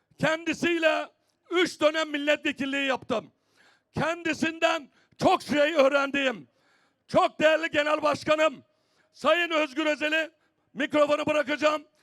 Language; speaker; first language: Turkish; native; Turkish